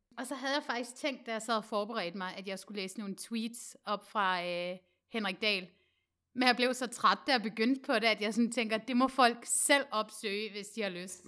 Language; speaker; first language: Danish; native; Danish